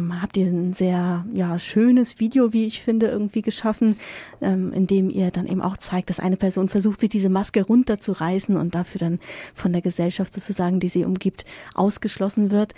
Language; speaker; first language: German; native; German